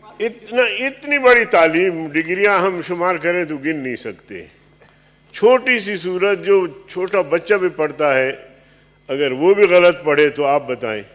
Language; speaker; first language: Urdu; non-native, local second language; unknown